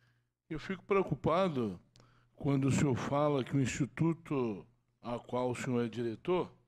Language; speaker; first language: Portuguese; native; Portuguese